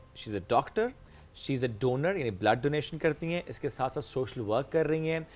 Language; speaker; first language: Urdu; native; Urdu